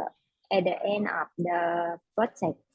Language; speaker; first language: English; non-native, learner; Vietnamese